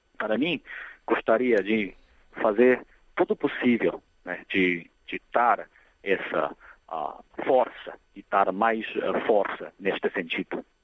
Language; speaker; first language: Portuguese; non-native, fluent; Chinese